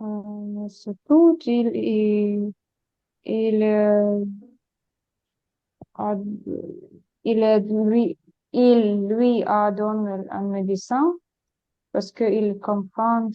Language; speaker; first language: French; non-native, learner; Ukrainian